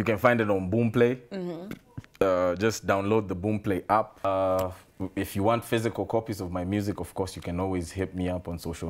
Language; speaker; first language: English; non-native, local second language; Swahili